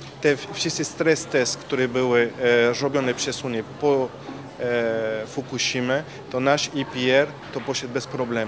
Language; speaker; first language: Polish; non-native, learner; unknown